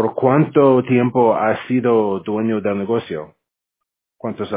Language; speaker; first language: Spanish; non-native, learner; English